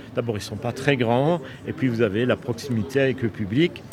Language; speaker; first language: French; native; French